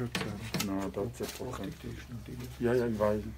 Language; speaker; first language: German; non-native, learner; Lingala